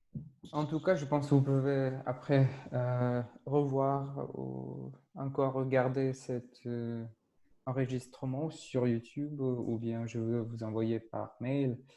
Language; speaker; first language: French; non-native, fluent; Russian